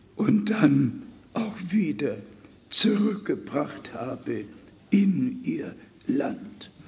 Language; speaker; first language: German; native; German